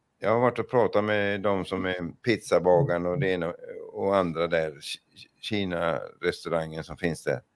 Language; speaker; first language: Swedish; native; Swedish